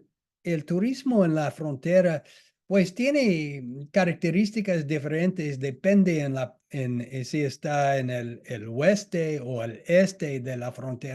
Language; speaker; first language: Spanish; non-native, fluent; English